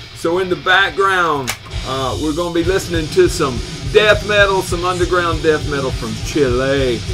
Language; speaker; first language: English; native; English